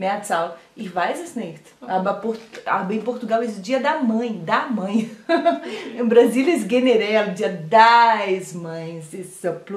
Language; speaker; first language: German; non-native, learner; Portuguese